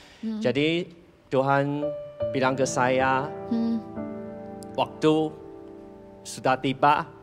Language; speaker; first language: Indonesian; non-native, fluent; Chinese